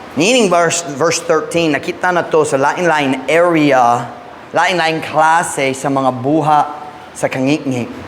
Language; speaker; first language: Cebuano; non-native, fluent; English